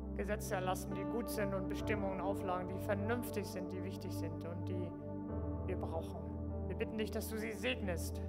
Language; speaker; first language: German; native; German